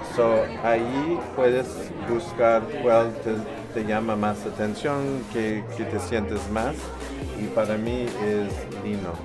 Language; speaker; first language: Spanish; non-native, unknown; English